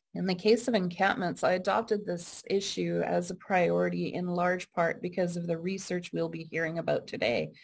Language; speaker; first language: English; native; English